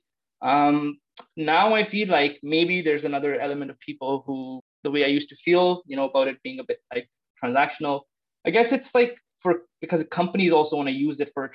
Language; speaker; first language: English; non-native, local second language; Punjabi